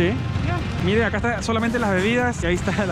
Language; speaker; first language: Spanish; native; Spanish